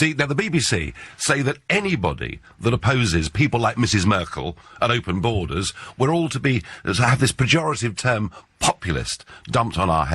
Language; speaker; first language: English; native; English